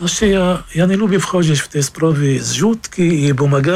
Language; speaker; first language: Polish; non-native, fluent; Arabic